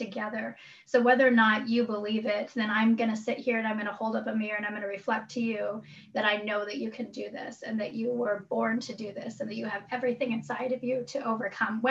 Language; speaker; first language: English; native; English